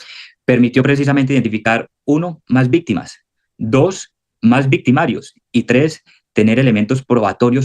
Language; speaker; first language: Spanish; native; Spanish